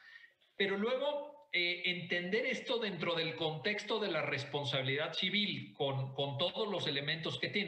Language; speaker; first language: Spanish; native; Spanish